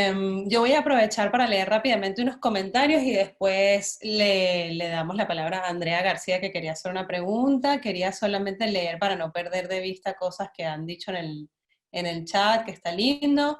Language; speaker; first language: Spanish; native; Spanish